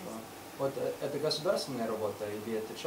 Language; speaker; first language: Russian; non-native, fluent; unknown